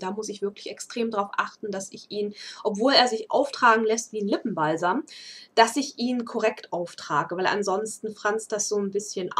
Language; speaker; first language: German; native; German